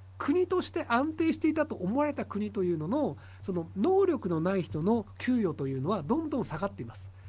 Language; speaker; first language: Japanese; native; Japanese